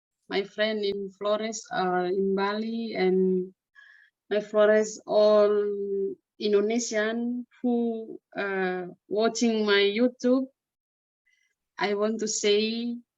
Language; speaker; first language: English; non-native, learner; Indonesian